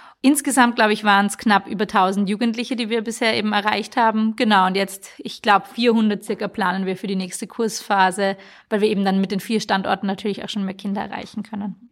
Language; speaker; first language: German; native; German